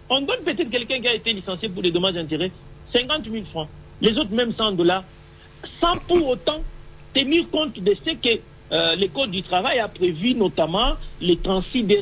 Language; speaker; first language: French; non-native, local second language; Swahili